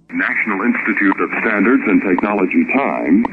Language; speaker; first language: English; native; English